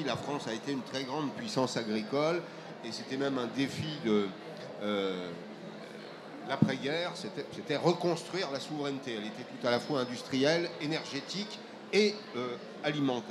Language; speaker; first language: French; native; French